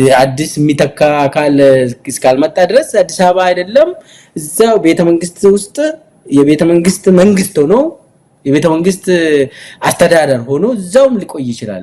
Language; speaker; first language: Amharic; non-native, local second language; Oromo